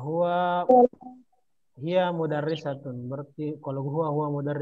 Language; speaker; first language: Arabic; non-native, fluent; Indonesian